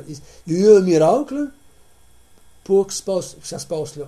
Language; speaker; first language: French; native; French